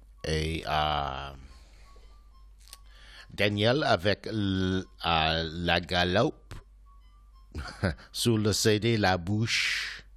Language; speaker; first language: French; non-native, local second language; English